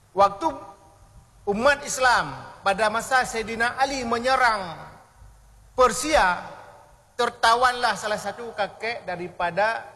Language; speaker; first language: Indonesian; non-native, local second language; Achinese